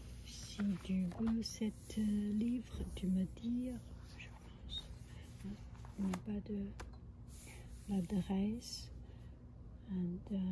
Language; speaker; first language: French; non-native, fluent; Chinese